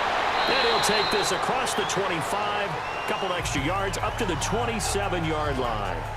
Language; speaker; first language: English; native; English